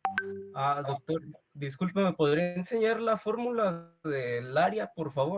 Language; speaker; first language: Spanish; native; Spanish